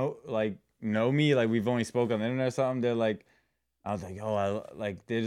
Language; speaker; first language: English; native; English